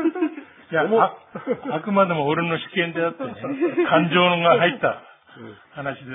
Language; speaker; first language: Japanese; native; Japanese